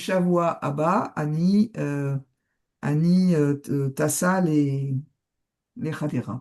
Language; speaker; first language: Hebrew; non-native, learner; French